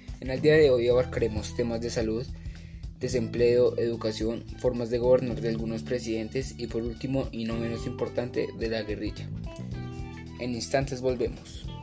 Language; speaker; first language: Spanish; native; Spanish